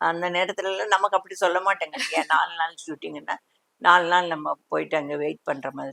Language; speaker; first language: Tamil; non-native, local second language; Telugu